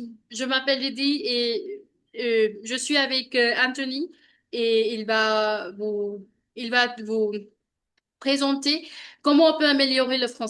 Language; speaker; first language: French; non-native, learner; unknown